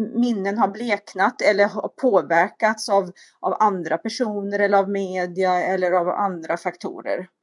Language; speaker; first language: Swedish; native; Swedish